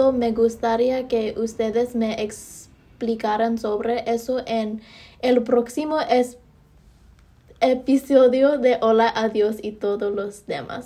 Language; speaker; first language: Spanish; early bilingual, heritage; Spanish